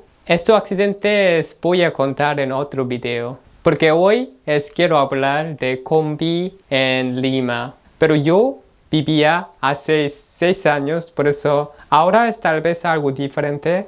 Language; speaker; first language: Spanish; non-native, learner; Korean